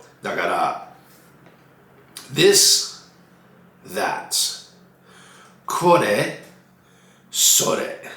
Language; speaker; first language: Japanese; non-native, fluent; English